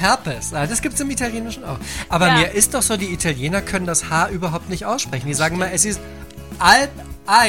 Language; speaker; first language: German; native; German